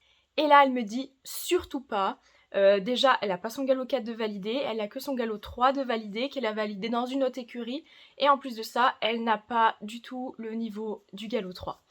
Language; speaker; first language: French; native; French